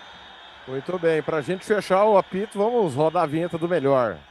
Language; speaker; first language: Portuguese; native; Portuguese